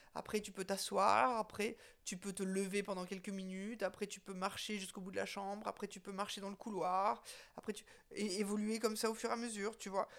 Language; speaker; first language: French; native; French